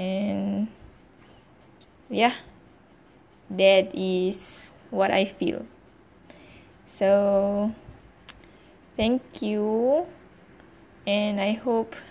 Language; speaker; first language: English; non-native, learner; Malay